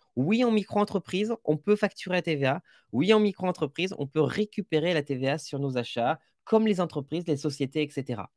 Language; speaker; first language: French; native; French